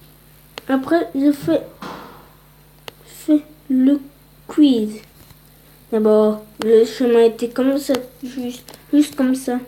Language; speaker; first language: French; early bilingual, other home language; Polish